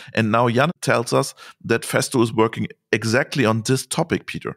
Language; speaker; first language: English; non-native, fluent; German